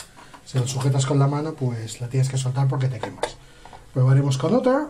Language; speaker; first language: Spanish; native; Spanish